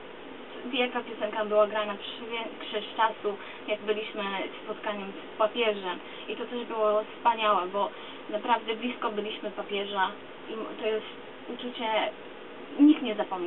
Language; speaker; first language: Polish; early bilingual, other home language; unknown